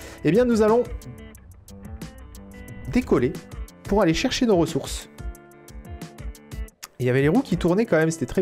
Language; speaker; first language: French; native; French